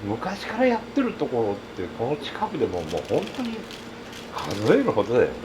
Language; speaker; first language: Japanese; native; Japanese